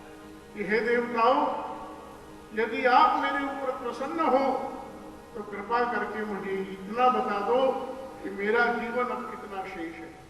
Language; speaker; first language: Hindi; native; Hindi